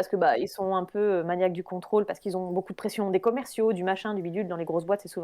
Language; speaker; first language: French; native; French